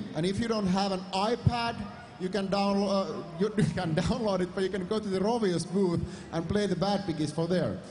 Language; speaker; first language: English; non-native, fluent; Finnish